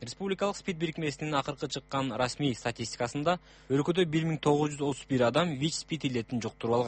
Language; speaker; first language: Kyrgyz; native; Kyrgyz